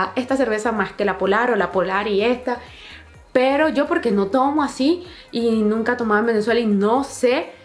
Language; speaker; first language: Spanish; native; Spanish